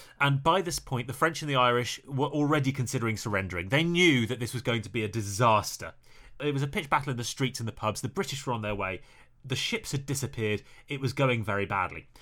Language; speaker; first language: English; native; English